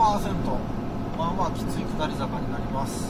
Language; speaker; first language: Japanese; native; Japanese